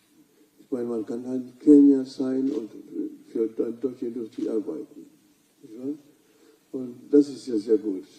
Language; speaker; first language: German; non-native, fluent; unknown